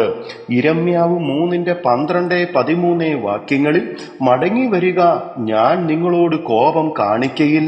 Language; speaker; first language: Malayalam; native; Malayalam